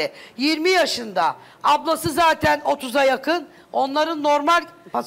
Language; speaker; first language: Turkish; native; Turkish